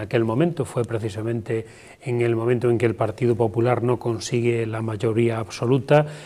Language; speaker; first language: Spanish; non-native, local second language; Galician